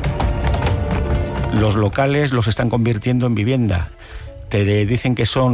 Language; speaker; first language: Spanish; native; Spanish